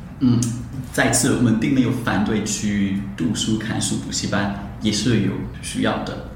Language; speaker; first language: Chinese; non-native, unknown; French